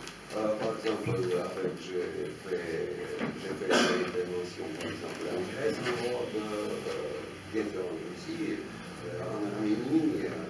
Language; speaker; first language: French; non-native, fluent; Russian